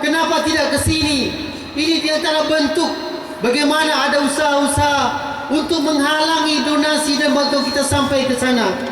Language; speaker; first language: Indonesian; native; Indonesian